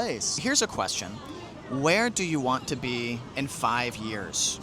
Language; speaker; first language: English; native; English